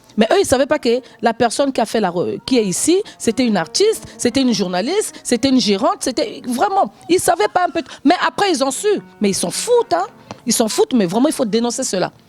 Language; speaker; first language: French; non-native, local second language; Lingala